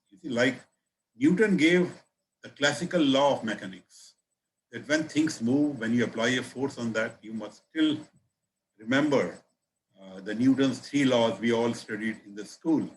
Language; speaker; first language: English; non-native, local second language; Hindi